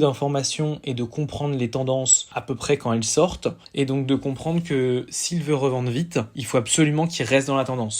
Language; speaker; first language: French; native; French